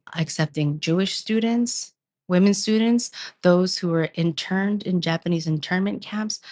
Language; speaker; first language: English; early bilingual, other home language; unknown